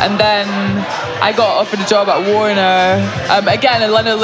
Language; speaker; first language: English; native; English